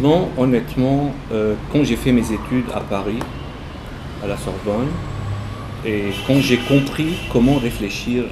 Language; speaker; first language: French; non-native, local second language; Arabic